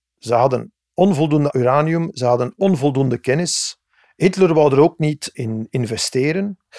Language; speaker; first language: Dutch; early bilingual, other home language; English